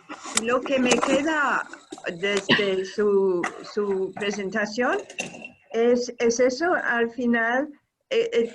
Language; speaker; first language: Spanish; non-native, fluent; English